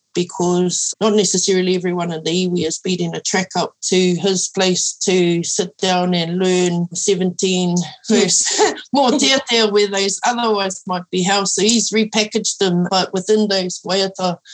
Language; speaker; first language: English; early bilingual, other home language; Māori